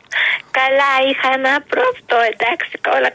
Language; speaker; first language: Greek; early bilingual, heritage; Greek